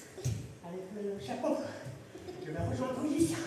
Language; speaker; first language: French; non-native, learner; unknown